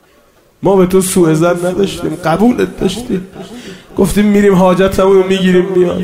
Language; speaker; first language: Persian; native; Persian